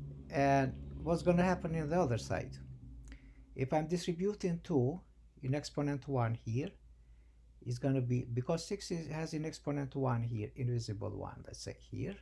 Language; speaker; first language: English; non-native, fluent; Albanian